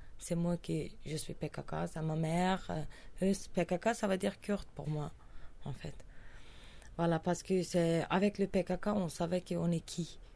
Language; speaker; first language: French; non-native, learner; Kurdish